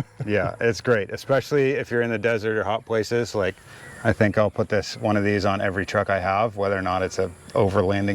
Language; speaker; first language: English; native; English